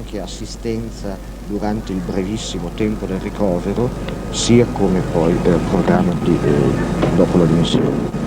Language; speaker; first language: Italian; native; Italian